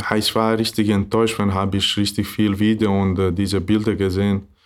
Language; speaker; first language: German; non-native, learner; Bosnian